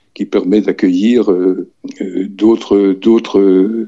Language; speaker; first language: French; native; French